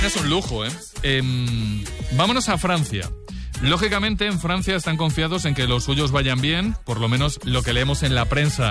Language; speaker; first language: Spanish; native; Spanish